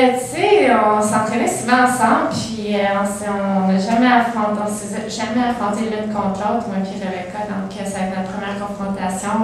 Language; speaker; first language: French; native; French